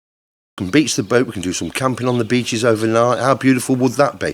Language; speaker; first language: English; native; English